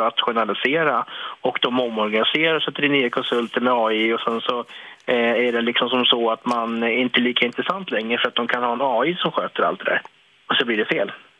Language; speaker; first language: Swedish; native; Swedish